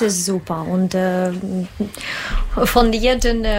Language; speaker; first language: German; non-native, learner; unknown